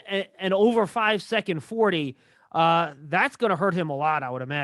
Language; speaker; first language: English; native; English